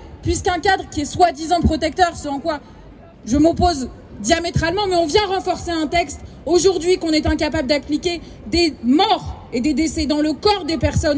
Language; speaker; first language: French; native; French